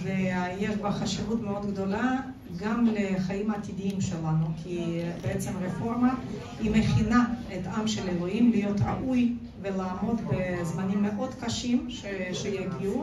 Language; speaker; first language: Hebrew; non-native, fluent; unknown